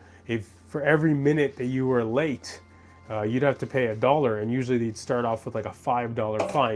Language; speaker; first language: English; native; English